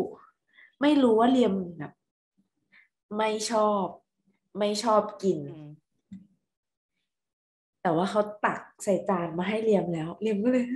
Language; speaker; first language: Thai; native; Thai